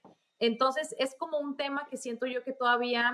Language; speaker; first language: Spanish; native; Spanish